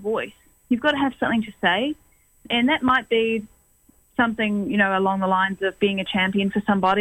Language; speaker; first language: English; native; English